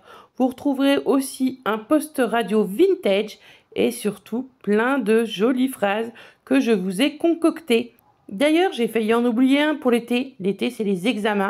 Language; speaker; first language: French; native; French